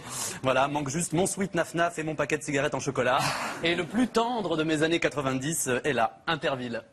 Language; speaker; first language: French; native; French